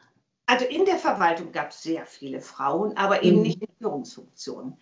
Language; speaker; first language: German; native; German